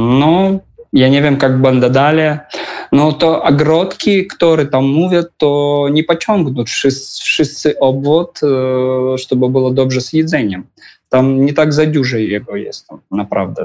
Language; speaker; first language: Polish; non-native, learner; Russian